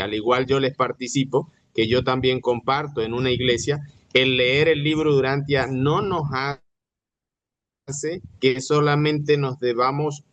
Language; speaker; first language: Spanish; native; Spanish